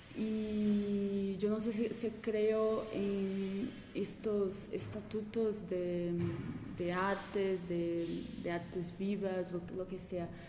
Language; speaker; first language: Spanish; non-native, learner; Portuguese